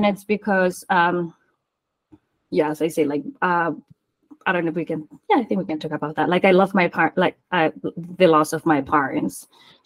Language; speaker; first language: English; non-native, fluent; Spanish